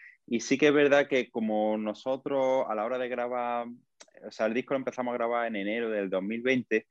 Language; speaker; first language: Spanish; native; Spanish